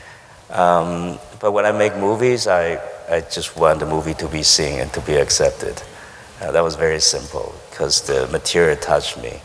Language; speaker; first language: English; non-native, fluent; Chinese